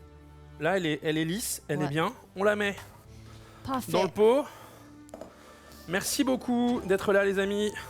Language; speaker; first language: French; native; French